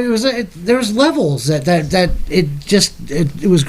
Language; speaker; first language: English; native; English